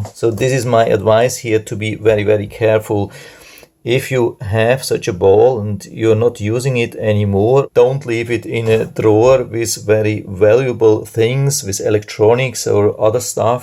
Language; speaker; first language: English; non-native, fluent; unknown